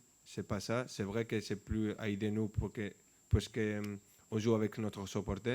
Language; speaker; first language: French; non-native, fluent; Spanish